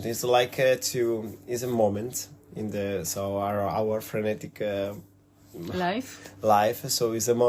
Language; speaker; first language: English; non-native, learner; Italian